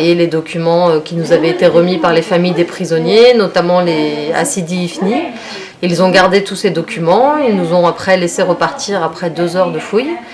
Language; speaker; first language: French; native; French